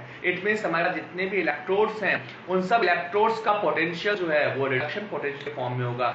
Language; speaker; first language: Hindi; native; Hindi